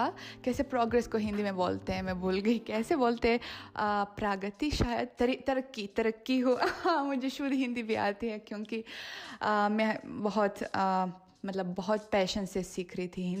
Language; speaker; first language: Hindi; non-native, fluent; Russian